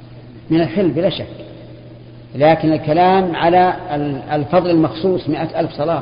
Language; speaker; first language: Arabic; native; Arabic